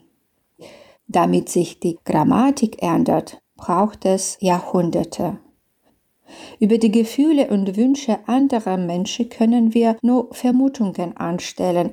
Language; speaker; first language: German; non-native, fluent; Belarusian